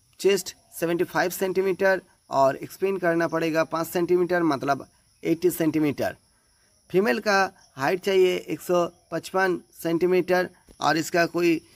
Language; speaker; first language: Hindi; non-native, local second language; Bangla